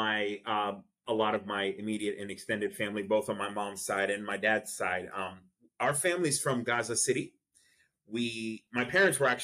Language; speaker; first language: English; non-native, fluent; Arabic